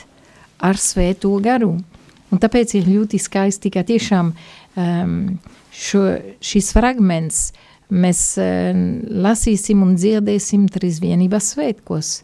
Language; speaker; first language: Latvian; non-native, fluent; Italian